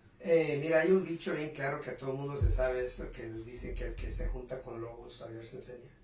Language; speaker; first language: Spanish; non-native, local second language; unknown